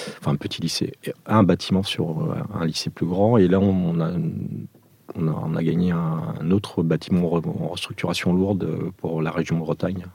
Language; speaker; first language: French; early bilingual, other home language; Portuguese